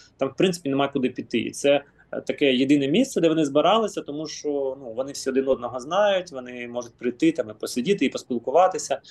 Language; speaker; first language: Ukrainian; non-native, local second language; Russian